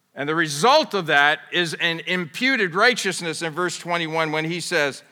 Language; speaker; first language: English; native; English